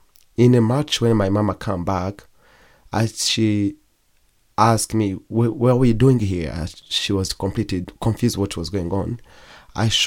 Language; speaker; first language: English; non-native, learner; Kinyarwanda